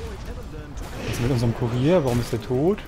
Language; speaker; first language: German; native; German